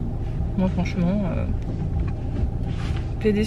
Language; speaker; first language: French; native; French